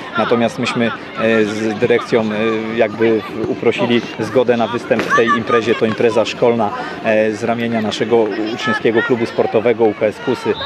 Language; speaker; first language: Polish; native; Polish